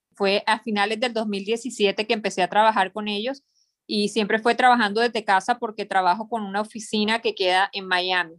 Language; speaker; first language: Spanish; native; Spanish